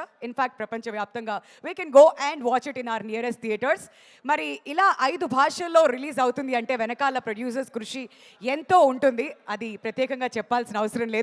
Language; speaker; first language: Telugu; native; Telugu